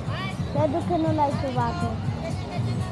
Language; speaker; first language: Italian; early bilingual, other home language; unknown